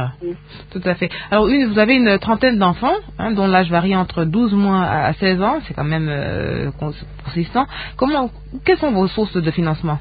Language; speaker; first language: French; non-native, local second language; Lingala